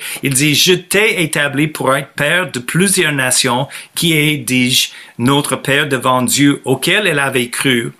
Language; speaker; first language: French; non-native, fluent; English